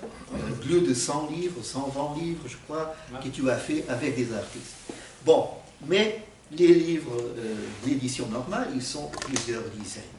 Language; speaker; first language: French; non-native, fluent; Portuguese